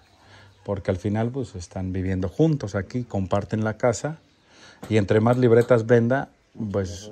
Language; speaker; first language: Spanish; native; Spanish